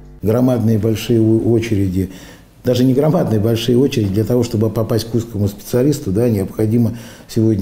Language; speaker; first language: Russian; native; Russian